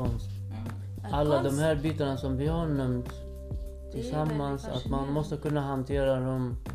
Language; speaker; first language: Swedish; non-native, fluent; Kurdish